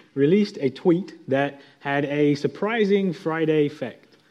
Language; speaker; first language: English; native; English